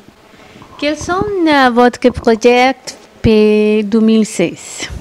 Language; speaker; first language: French; non-native, learner; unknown